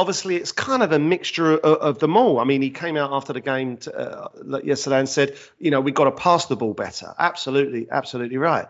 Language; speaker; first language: English; native; English